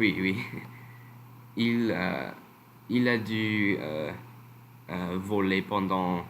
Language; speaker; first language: French; non-native, learner; English